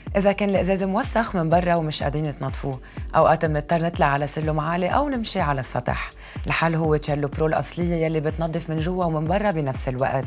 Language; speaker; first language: Arabic; native; Arabic